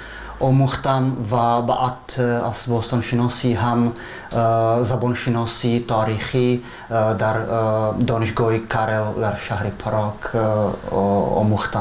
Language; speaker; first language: Persian; non-native, fluent; Slovak